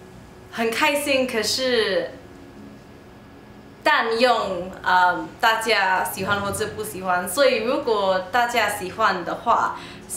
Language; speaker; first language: Chinese; early bilingual, heritage; English